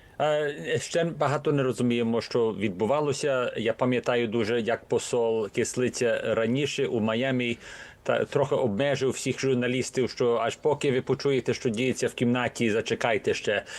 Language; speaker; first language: Ukrainian; early bilingual, heritage; Ukrainian